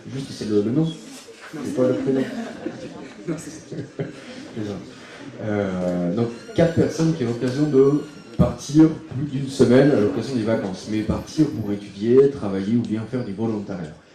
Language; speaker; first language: French; native; French